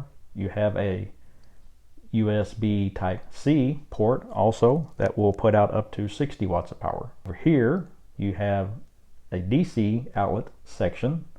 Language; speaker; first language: English; native; English